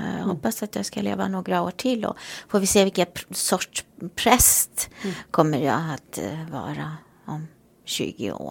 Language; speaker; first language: Swedish; non-native, fluent; Romanian